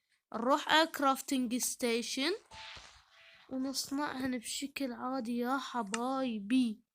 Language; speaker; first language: Arabic; native; Arabic